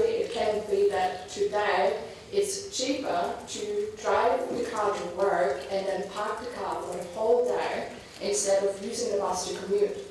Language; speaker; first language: English; non-native, fluent; German